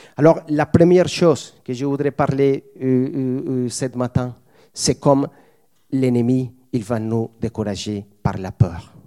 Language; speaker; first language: French; non-native, fluent; Spanish